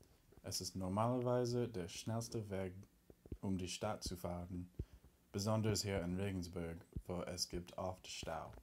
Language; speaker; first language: German; non-native, learner; English